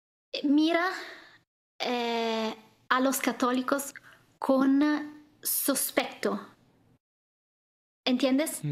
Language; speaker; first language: Spanish; non-native, fluent; Italian